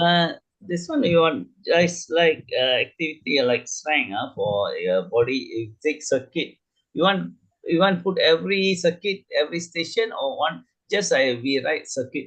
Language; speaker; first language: English; non-native, learner; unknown